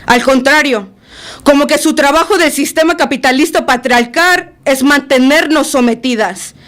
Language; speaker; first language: Spanish; early bilingual, other home language; English